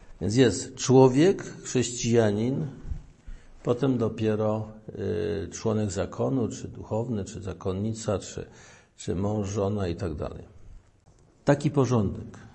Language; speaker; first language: Polish; native; Polish